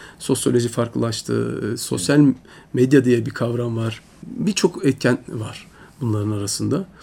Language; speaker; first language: Turkish; early bilingual, heritage; Turkish